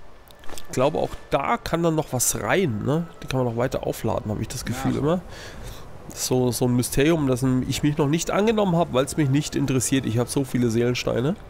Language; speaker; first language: German; native; German